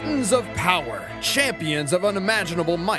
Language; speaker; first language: English; native; English